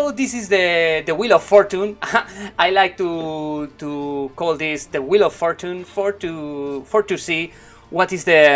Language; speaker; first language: English; non-native, learner; Spanish